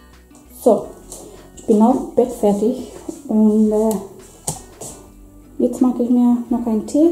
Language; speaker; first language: German; non-native, fluent; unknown